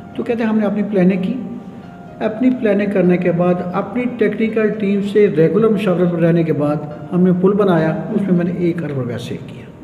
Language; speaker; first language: Urdu; non-native, local second language; Punjabi